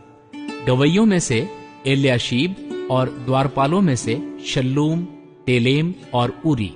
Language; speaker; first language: Hindi; native; Hindi